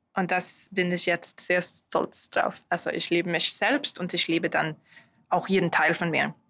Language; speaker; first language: German; non-native, learner; Swedish